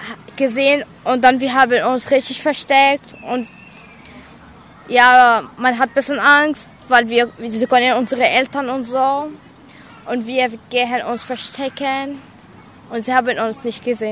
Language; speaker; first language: German; non-native, learner; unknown